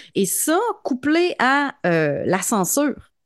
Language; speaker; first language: French; native; French